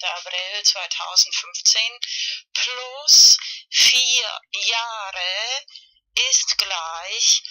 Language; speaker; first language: German; non-native, learner; Spanish